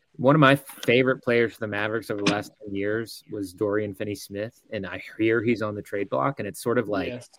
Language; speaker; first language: English; native; English